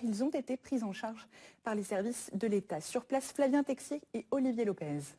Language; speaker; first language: French; native; French